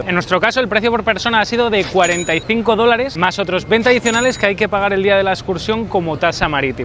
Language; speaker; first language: Spanish; native; Spanish